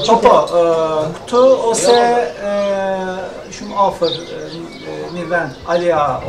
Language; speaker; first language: Albanian; early bilingual, heritage; Turkish